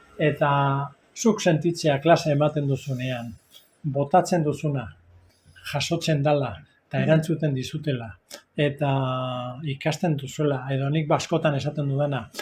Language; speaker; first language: Basque; non-native, local second language; Spanish